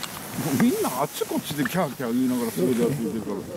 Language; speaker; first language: Japanese; native; Japanese